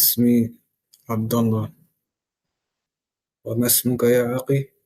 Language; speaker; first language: Arabic; non-native, learner; English